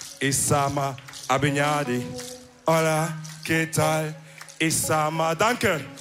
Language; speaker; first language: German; early bilingual, other home language; Wolof